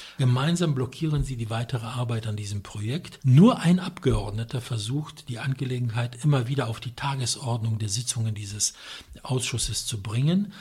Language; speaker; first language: German; non-native, fluent; Polish